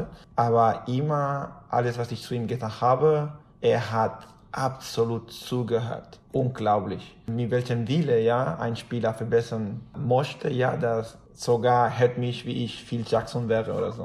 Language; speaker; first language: German; non-native, fluent; Spanish